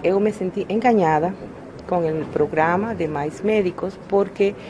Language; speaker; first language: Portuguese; non-native, learner; Spanish